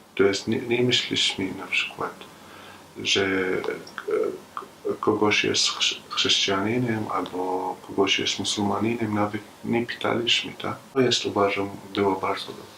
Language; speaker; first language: Polish; non-native, fluent; Arabic